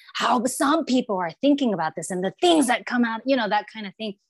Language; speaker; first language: English; non-native, fluent; Chinese